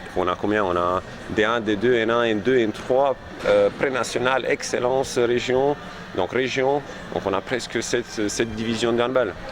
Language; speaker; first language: French; non-native, fluent; Romanian